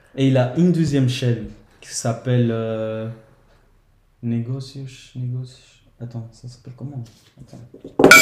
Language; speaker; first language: French; early bilingual, other home language; Portuguese